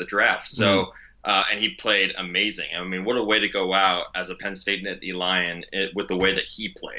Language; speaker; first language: English; native; English